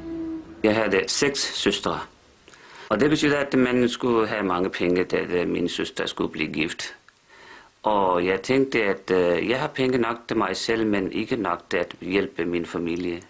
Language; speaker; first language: Danish; non-native, fluent; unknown